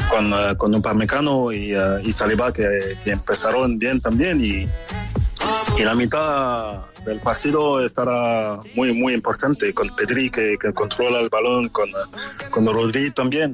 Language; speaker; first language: Spanish; non-native, fluent; French